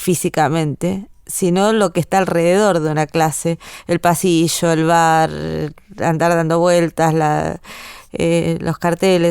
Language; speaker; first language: Spanish; native; Spanish